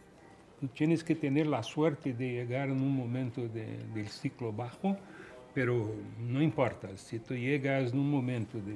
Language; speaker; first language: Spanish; non-native, fluent; Portuguese